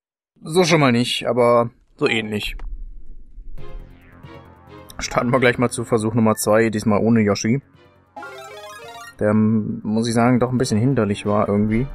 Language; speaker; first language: German; native; German